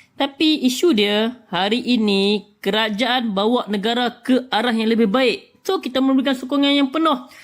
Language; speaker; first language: Malay; native; Malay